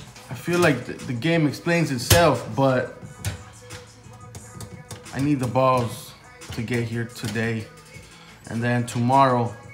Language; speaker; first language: English; early bilingual, other home language; Spanish